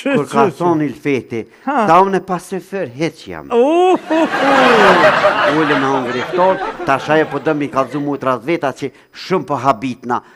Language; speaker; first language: Albanian; native; Albanian